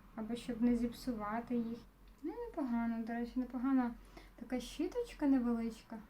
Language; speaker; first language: Ukrainian; non-native, local second language; Russian